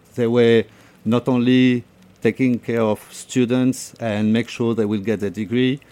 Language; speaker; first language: English; non-native, fluent; French